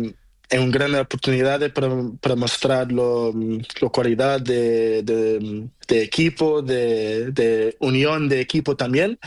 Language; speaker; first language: Spanish; non-native, learner; Portuguese